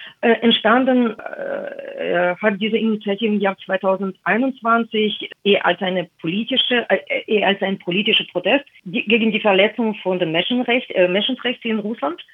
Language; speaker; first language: German; non-native, fluent; Russian